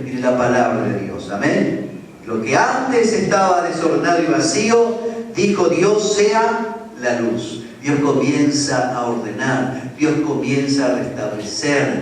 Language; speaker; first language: Spanish; native; Spanish